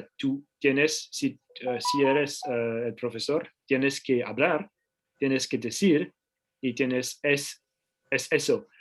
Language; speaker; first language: Spanish; non-native, learner; French